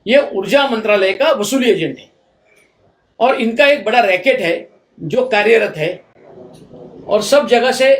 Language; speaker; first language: Hindi; non-native, local second language; Marathi